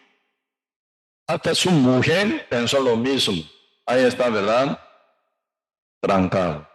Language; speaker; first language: Spanish; non-native, learner; Korean